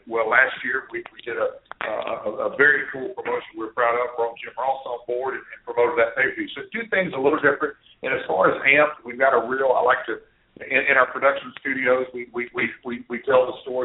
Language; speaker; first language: English; native; English